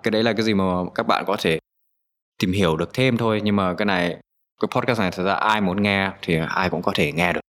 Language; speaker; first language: Vietnamese; early bilingual, other home language; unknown